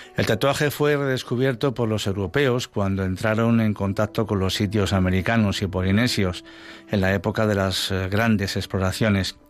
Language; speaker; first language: Spanish; native; Spanish